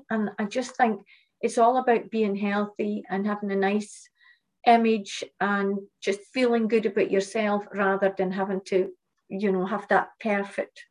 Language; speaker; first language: English; native; English